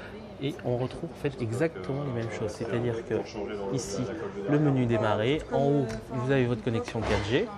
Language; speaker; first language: French; native; French